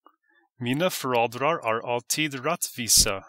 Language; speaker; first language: Swedish; non-native, learner; English